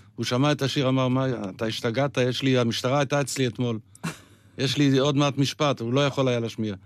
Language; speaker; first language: Hebrew; non-native, local second language; Yiddish